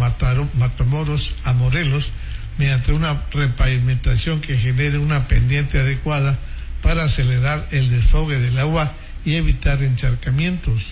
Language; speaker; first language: Spanish; native; Spanish